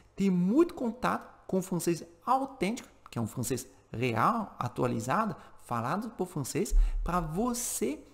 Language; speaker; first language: Portuguese; non-native, fluent; French